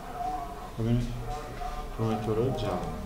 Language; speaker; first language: Persian; native; Persian